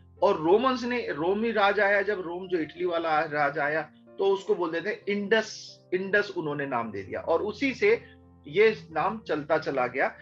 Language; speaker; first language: Hindi; native; Hindi